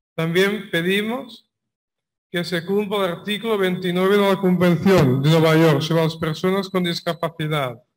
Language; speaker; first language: Spanish; native; Spanish